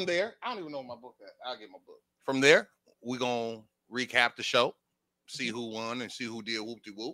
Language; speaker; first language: English; native; English